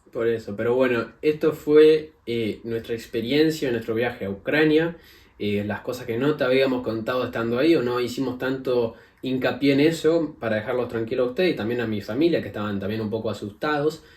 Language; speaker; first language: Spanish; native; Spanish